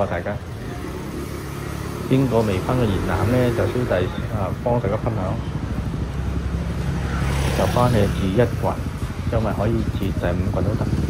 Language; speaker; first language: Chinese; early bilingual, heritage; Cantonese